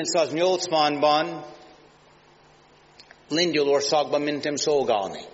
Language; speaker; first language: Hungarian; non-native, learner; English